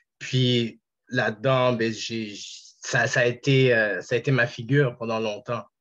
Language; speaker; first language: French; native; French